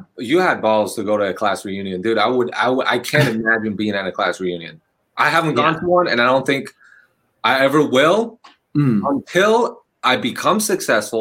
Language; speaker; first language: English; non-native, fluent; Chinese